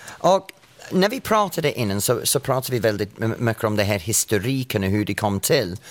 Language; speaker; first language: Swedish; non-native, fluent; English